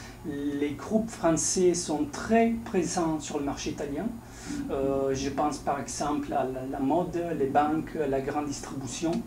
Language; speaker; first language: French; non-native, fluent; Italian